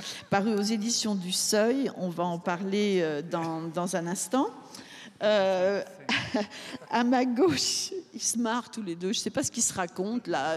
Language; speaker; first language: French; native; French